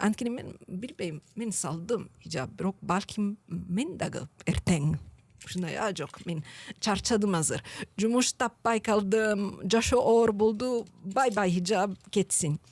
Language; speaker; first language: Kyrgyz; non-native, learner; Italian